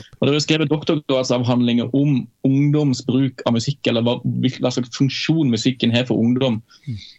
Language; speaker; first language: Norwegian; native; Norwegian